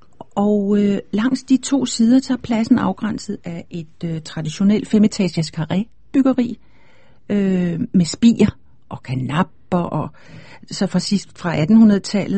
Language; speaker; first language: Danish; native; Danish